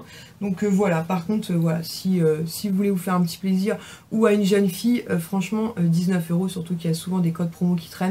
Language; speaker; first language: French; native; French